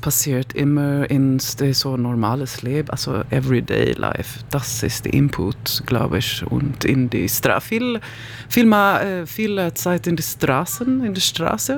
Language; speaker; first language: German; non-native, learner; Swedish